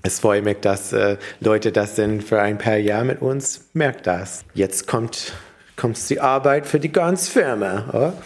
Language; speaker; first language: German; non-native, learner; English